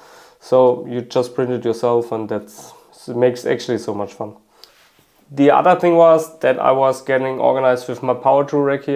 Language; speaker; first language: English; non-native, fluent; German